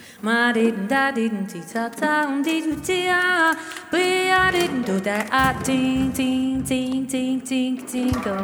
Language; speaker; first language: English; non-native, learner; Polish